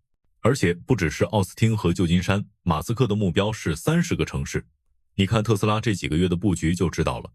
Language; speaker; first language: Chinese; native; Chinese